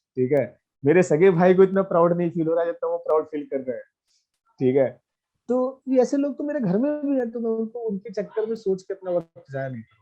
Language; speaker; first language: Hindi; native; Hindi